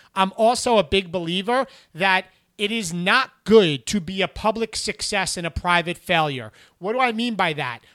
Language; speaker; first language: English; native; English